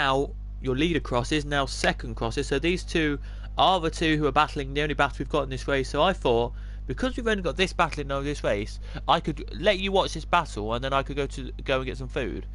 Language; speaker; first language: English; native; English